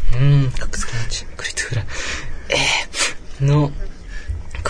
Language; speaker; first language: Russian; non-native, learner; Japanese